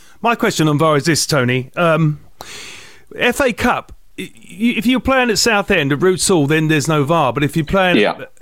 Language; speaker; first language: English; native; English